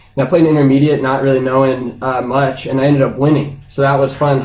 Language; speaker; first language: English; native; English